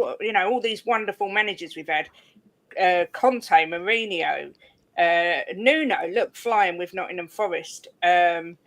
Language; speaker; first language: English; native; English